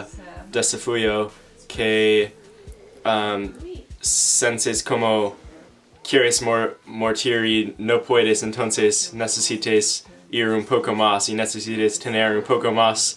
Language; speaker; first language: Spanish; non-native, learner; English